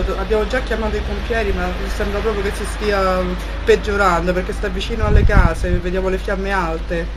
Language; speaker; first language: Italian; native; Italian